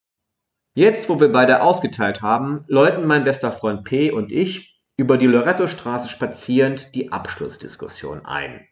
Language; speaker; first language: German; native; German